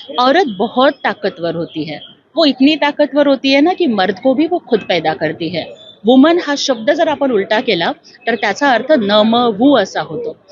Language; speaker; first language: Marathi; non-native, local second language; Telugu